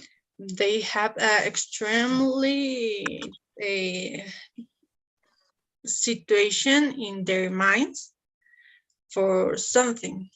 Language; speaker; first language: English; non-native, learner; Spanish